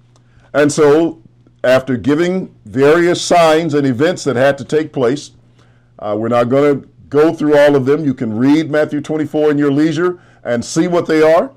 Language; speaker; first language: English; native; English